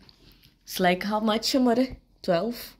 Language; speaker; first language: English; non-native, learner; Portuguese